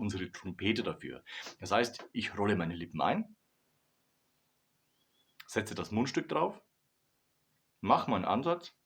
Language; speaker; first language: German; native; German